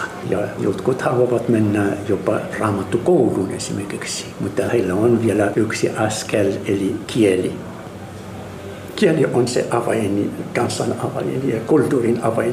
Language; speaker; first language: Finnish; non-native, learner; Arabic